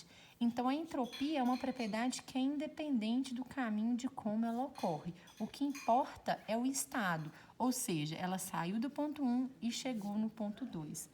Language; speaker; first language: Portuguese; native; Portuguese